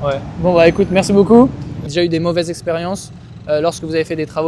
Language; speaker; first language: French; native; French